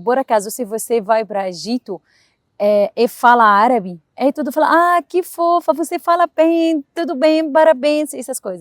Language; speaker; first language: Portuguese; non-native, learner; Arabic